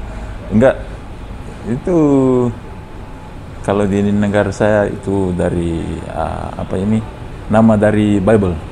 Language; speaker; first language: Indonesian; non-native, fluent; Fijian